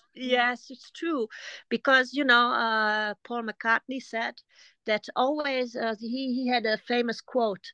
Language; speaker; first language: English; non-native, fluent; German